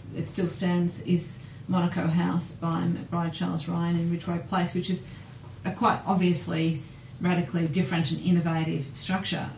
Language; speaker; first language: English; native; English